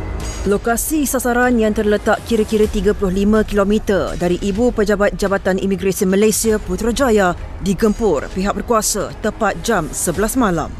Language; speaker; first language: Malay; native; Malay